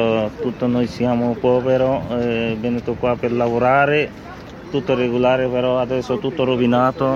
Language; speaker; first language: Italian; non-native, learner; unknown